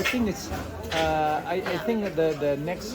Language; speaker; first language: English; non-native, learner; Spanish